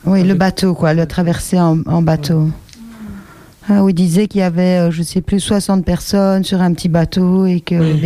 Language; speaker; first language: French; native; French